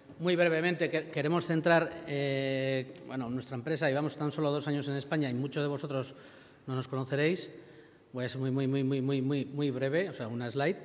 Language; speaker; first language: Spanish; native; Spanish